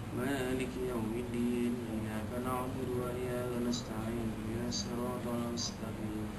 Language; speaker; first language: Arabic; non-native, learner; Malay